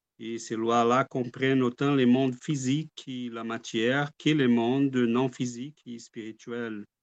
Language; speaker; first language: French; non-native, fluent; Portuguese